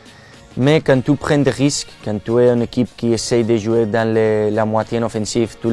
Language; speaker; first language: French; non-native, fluent; Spanish